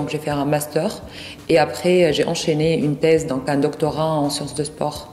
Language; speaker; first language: French; non-native, local second language; Arabic